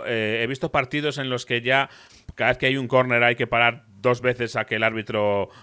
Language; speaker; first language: Spanish; native; Spanish